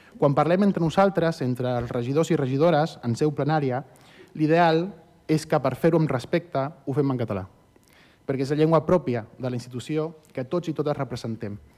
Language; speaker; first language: Catalan; early bilingual, other home language; Spanish